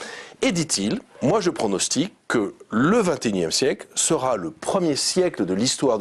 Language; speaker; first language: French; native; French